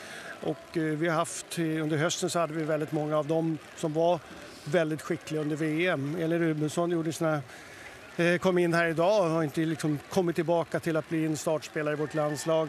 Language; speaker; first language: Swedish; native; Swedish